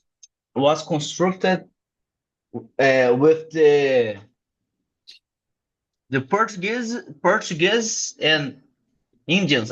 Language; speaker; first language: English; non-native, learner; Portuguese